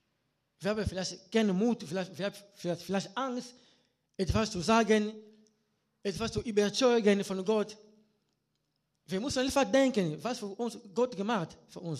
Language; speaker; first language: German; non-native, learner; Lingala